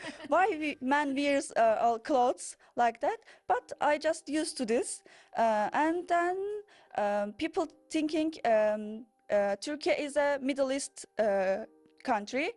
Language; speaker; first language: English; non-native, learner; Turkish